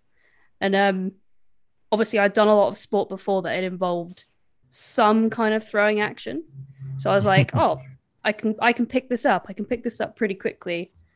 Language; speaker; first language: English; native; English